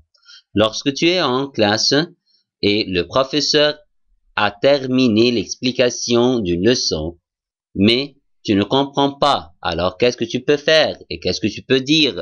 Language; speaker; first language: French; non-native, fluent; Arabic